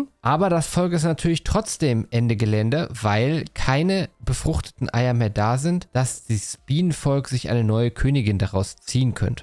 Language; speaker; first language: German; native; German